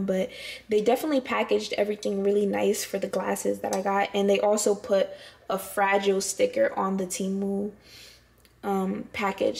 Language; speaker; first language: English; native; English